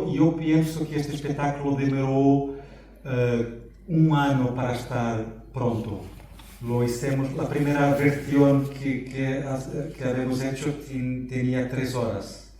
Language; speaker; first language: Spanish; non-native, fluent; Portuguese